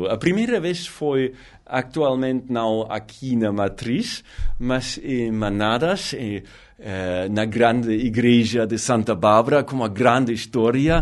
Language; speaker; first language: Portuguese; non-native, learner; German